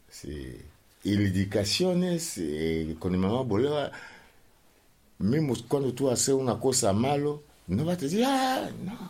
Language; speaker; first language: Spanish; non-native, learner; Lingala